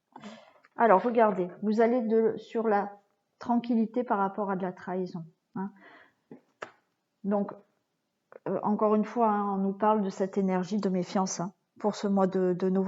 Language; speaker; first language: French; native; French